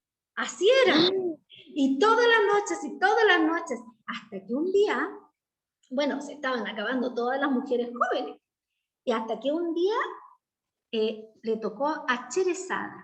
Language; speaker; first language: Spanish; native; Spanish